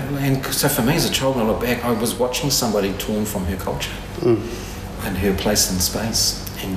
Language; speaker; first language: English; native; English